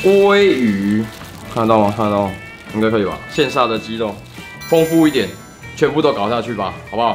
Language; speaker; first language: Chinese; native; Chinese